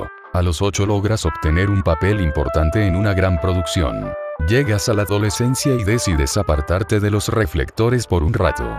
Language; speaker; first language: Spanish; native; Spanish